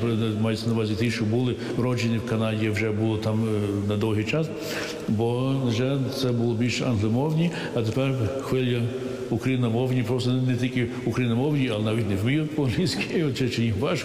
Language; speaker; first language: Ukrainian; early bilingual, heritage; English